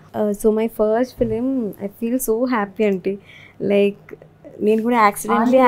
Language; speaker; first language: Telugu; non-native, learner; Malayalam